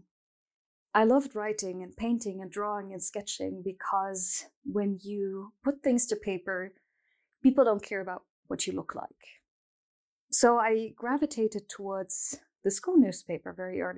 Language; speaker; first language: English; non-native, fluent; German